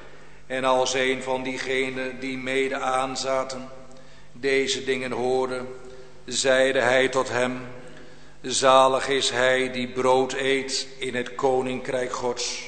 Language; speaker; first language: Dutch; native; Dutch